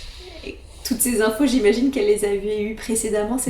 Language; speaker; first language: French; native; French